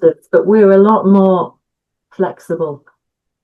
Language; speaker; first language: English; native; English